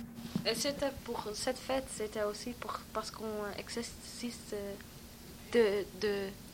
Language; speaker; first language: French; non-native, learner; Dutch